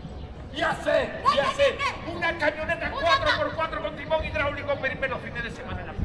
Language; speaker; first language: Spanish; native; Spanish